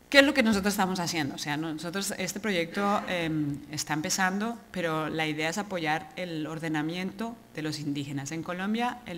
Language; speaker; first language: Spanish; native; Spanish